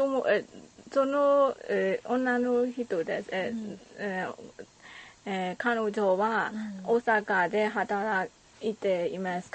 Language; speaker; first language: Japanese; non-native, learner; Burmese